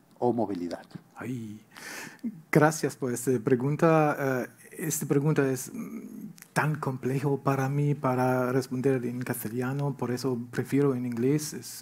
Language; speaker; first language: Spanish; non-native, learner; German